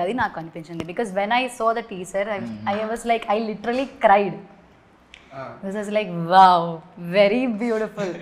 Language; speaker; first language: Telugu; non-native, learner; Malayalam